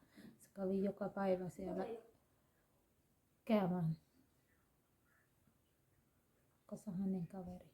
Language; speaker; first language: Finnish; non-native, learner; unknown